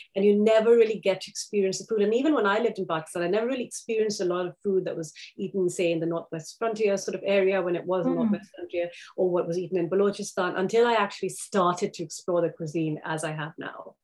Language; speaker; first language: English; non-native, local second language; Urdu